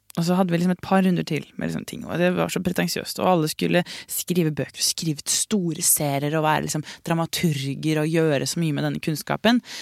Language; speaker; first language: Norwegian; native; Norwegian